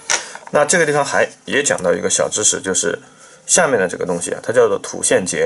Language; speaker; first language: Chinese; native; Chinese